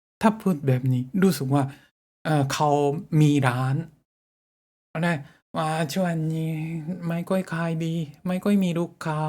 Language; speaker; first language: Thai; non-native, fluent; Japanese